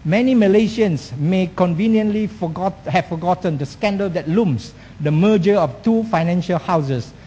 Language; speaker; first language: English; non-native, local second language; Malay